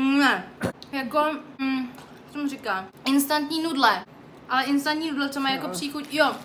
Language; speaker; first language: Czech; early bilingual, other home language; Vietnamese